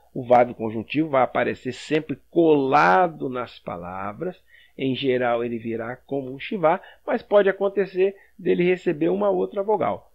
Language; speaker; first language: Portuguese; native; Portuguese